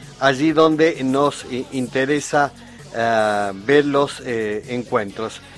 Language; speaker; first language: Spanish; native; Spanish